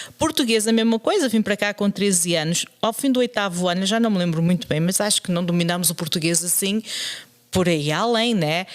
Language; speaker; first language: Portuguese; native; Portuguese